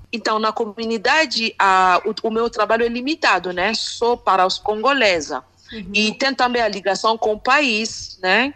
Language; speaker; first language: Portuguese; non-native, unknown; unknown